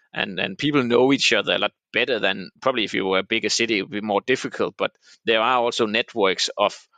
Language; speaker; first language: English; non-native, fluent; Danish